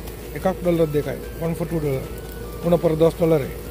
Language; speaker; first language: Spanish; non-native, learner; Sinhala